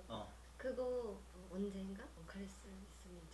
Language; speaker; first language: Korean; non-native, learner; Japanese